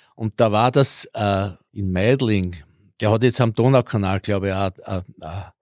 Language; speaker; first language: German; early bilingual, other home language; Croatian